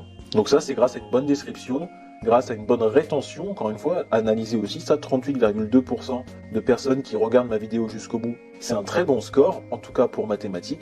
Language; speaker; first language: French; native; French